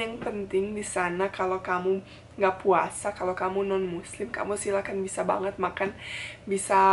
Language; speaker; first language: Indonesian; non-native, fluent; Bosnian